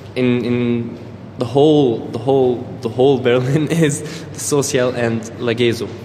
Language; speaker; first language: English; non-native, fluent; Arabic